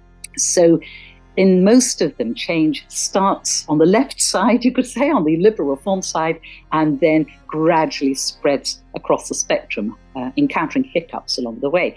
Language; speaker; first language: English; native; English